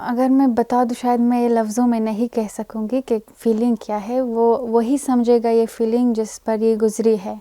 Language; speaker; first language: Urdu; non-native, fluent; Persian